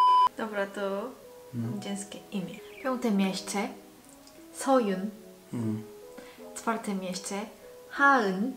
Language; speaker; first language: Polish; non-native, learner; Korean